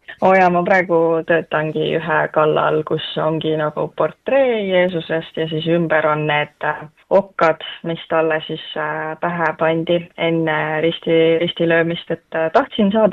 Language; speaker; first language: Estonian; native; Estonian